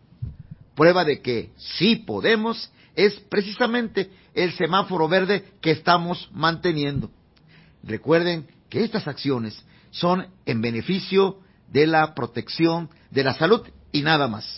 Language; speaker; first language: Spanish; native; Spanish